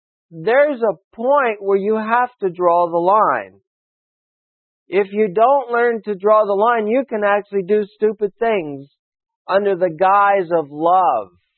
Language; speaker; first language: English; native; English